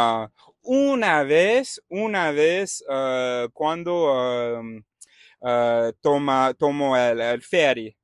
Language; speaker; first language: Spanish; non-native, learner; English